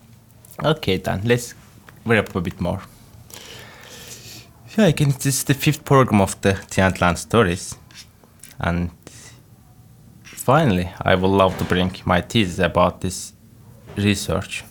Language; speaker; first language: English; non-native, fluent; Turkish